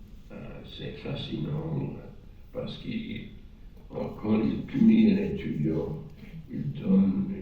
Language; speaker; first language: French; non-native, fluent; English